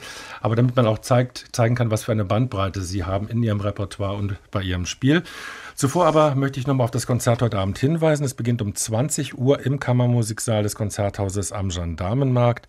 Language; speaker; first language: German; native; German